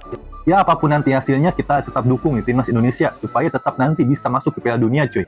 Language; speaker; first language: Indonesian; native; Indonesian